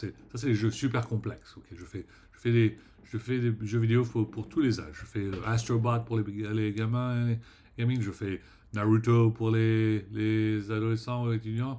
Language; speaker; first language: French; early bilingual, heritage; French